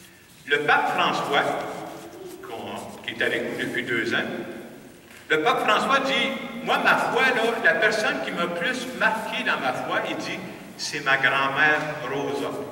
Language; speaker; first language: French; native; French